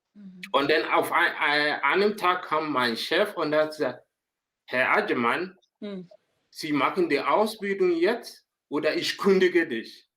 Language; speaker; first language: German; non-native, learner; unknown